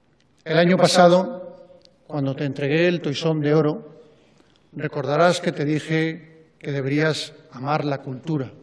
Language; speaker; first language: Spanish; native; Spanish